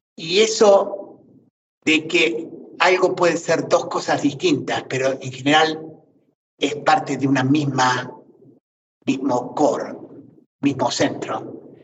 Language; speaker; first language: Spanish; native; Spanish